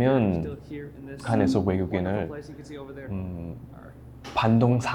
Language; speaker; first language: Korean; non-native, fluent; English